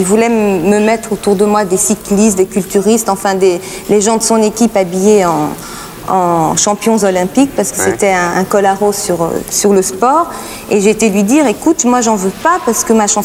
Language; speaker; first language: French; native; French